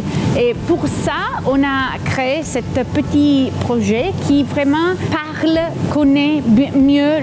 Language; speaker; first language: French; non-native, fluent; Italian